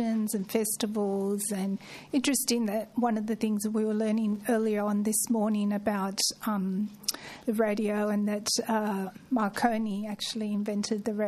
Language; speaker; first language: English; native; English